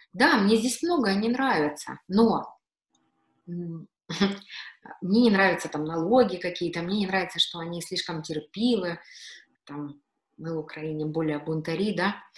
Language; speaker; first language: Russian; native; Russian